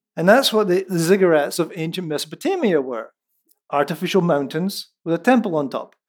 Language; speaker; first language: English; non-native, local second language; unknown